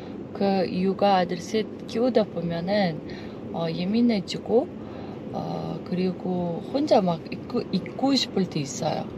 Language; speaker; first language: Korean; non-native, fluent; Uzbek